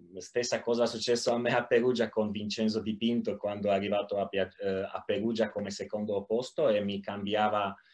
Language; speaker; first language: Italian; non-native, learner; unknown